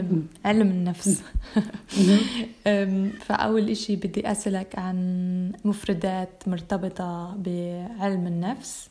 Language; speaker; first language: Arabic; non-native, fluent; English